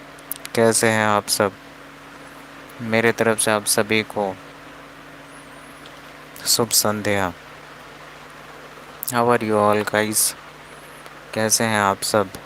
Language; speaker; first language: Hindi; non-native, local second language; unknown